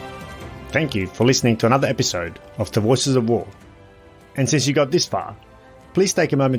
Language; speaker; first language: English; native; English